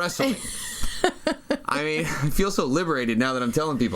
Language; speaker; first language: English; native; English